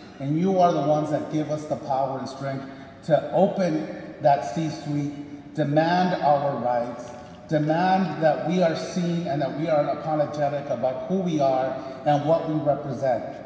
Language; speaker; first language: English; early bilingual, other home language; Spanish